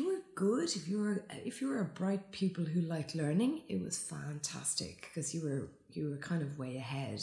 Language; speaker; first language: English; native; English